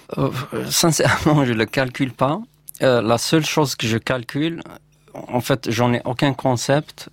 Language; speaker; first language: French; non-native, local second language; Kabyle